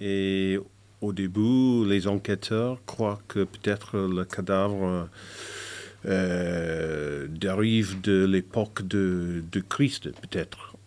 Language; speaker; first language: French; non-native, fluent; English